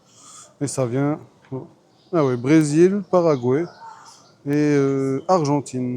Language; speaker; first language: French; native; French